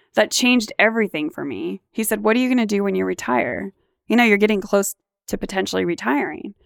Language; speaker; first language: English; native; English